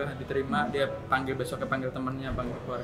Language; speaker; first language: Indonesian; native; Indonesian